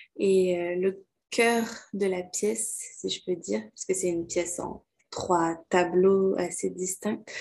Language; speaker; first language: French; native; French